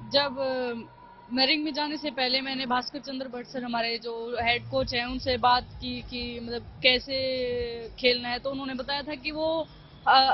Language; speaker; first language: Hindi; native; Hindi